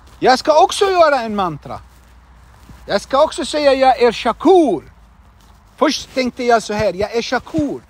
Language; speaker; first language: Swedish; non-native, fluent; Arabic